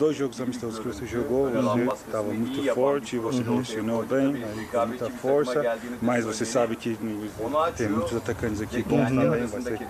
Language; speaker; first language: Portuguese; non-native, fluent; Turkish